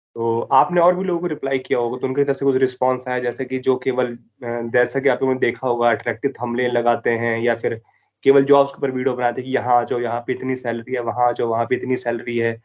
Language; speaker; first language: Hindi; native; Hindi